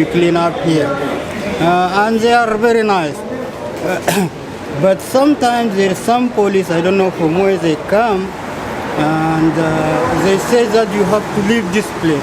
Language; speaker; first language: English; non-native, fluent; Arabic